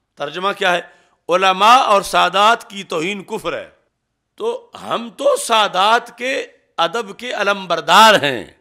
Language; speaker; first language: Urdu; non-native, local second language; Punjabi